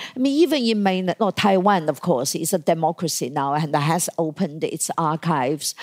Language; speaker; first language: English; non-native, fluent; Chinese